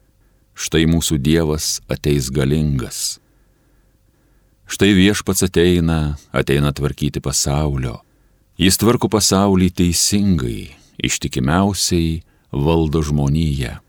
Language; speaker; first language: Lithuanian; native; Lithuanian